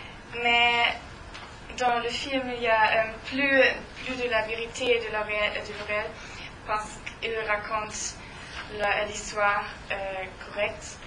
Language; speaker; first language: French; non-native, learner; German